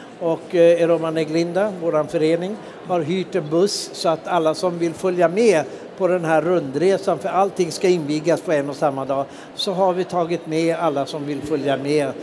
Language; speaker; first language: Swedish; native; Swedish